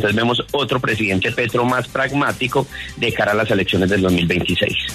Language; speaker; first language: Spanish; native; Spanish